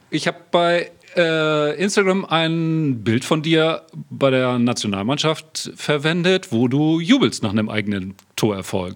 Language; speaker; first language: German; native; German